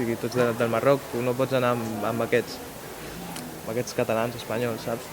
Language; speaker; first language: Catalan; early bilingual, other home language; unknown